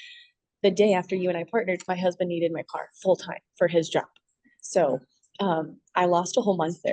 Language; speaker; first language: English; native; English